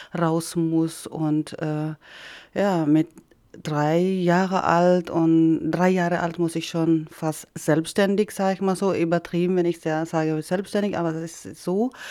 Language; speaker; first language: German; non-native, fluent; Filipino